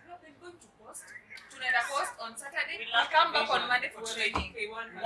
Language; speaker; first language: English; non-native, local second language; Swahili